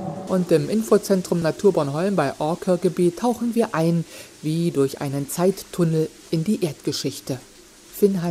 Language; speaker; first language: German; native; German